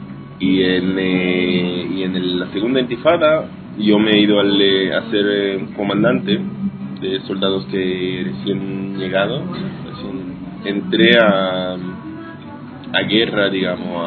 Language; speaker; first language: Spanish; non-native, fluent; Hebrew